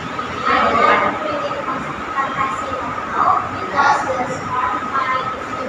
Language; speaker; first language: English; non-native, learner; Indonesian